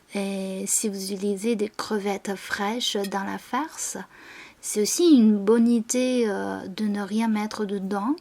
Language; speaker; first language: French; non-native, fluent; Chinese